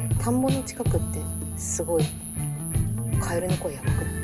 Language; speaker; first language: Japanese; native; Japanese